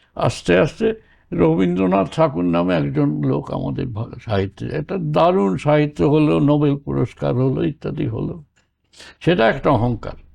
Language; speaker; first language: Bangla; native; Bangla